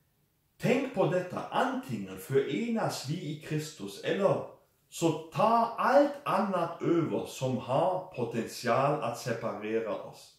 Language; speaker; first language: Swedish; non-native, fluent; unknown